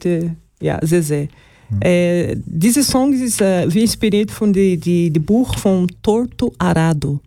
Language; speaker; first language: German; non-native, learner; Portuguese